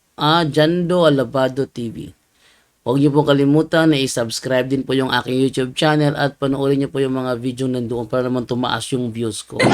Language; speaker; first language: Filipino; native; Filipino